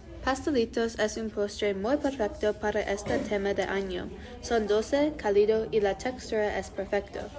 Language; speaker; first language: Spanish; non-native, learner; English